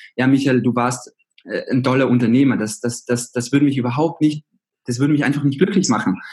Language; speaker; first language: German; native; German